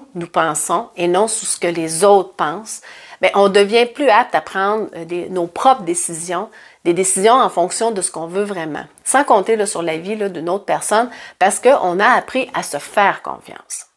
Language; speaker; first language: French; native; French